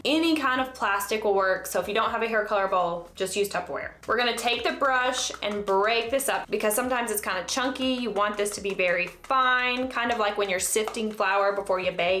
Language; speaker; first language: English; native; English